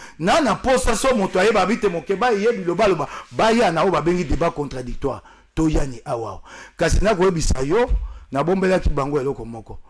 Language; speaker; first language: Lingala; native; Lingala